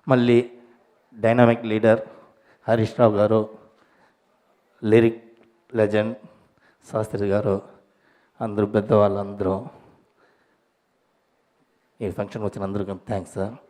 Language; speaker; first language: Telugu; non-native, learner; Tamil